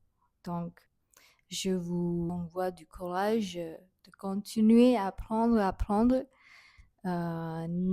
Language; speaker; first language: French; non-native, fluent; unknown